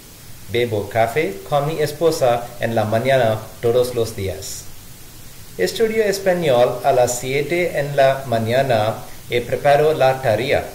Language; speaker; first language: Spanish; non-native, learner; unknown